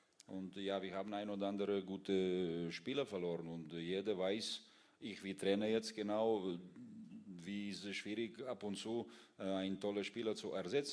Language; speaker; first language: German; non-native, fluent; Russian